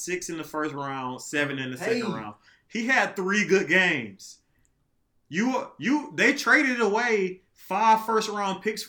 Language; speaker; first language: English; native; English